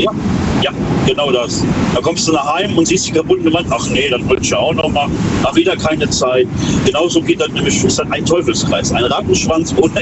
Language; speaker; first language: German; native; German